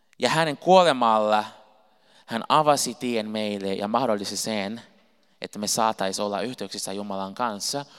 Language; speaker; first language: Finnish; non-native, fluent; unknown